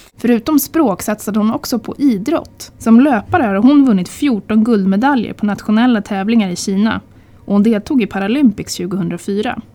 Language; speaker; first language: Swedish; native; Swedish